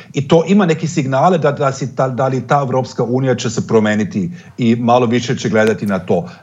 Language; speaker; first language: Serbian; non-native, fluent; German